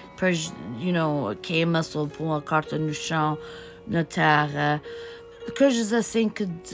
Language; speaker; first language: Portuguese; early bilingual, heritage; Portuguese